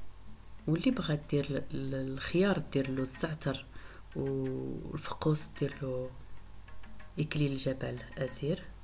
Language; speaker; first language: Arabic; native; Arabic